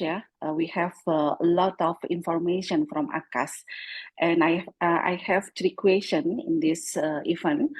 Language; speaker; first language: English; non-native, fluent; Indonesian